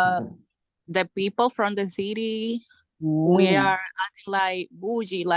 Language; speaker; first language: English; non-native, fluent; Spanish